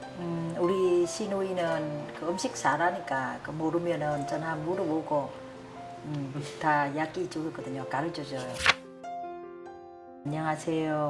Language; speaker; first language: Korean; non-native, learner; Vietnamese